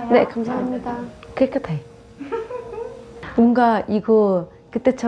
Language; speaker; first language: Korean; non-native, fluent; Arabic